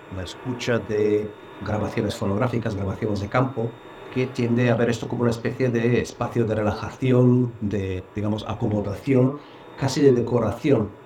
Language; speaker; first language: Spanish; non-native, fluent; Bulgarian